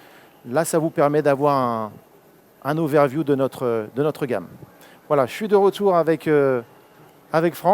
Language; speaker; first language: French; native; French